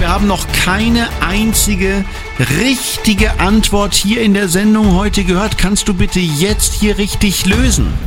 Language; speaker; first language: German; native; German